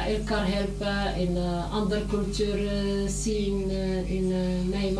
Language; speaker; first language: Dutch; non-native, learner; Arabic